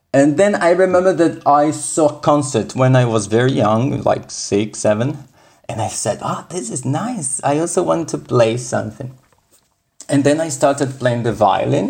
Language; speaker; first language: English; non-native, fluent; Portuguese